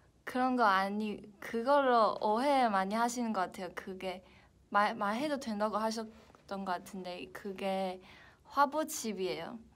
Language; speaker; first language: Korean; non-native, fluent; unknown